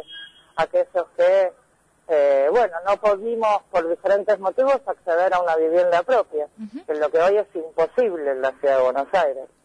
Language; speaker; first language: Spanish; native; Spanish